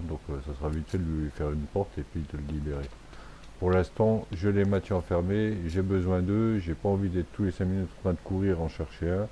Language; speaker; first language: French; native; French